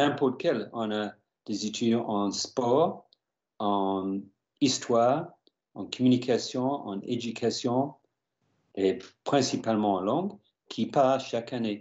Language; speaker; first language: French; non-native, fluent; English